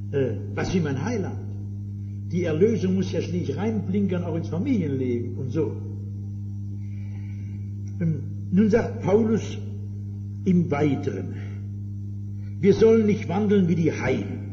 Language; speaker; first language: German; native; German